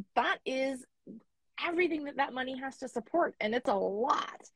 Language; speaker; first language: English; native; English